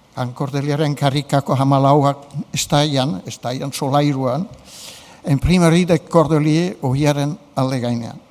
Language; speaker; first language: Basque; native; Basque